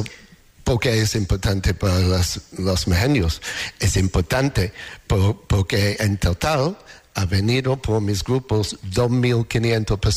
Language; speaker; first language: Spanish; non-native, learner; English